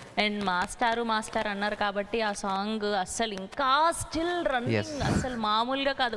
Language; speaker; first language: Telugu; native; Telugu